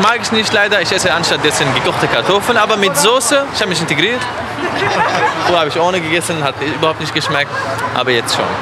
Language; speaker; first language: German; non-native, fluent; Arabic